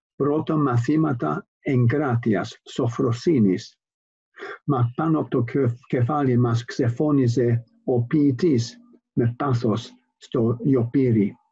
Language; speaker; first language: Greek; non-native, fluent; English